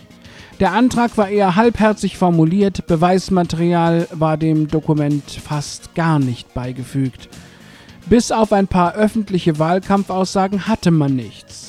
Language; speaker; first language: German; native; German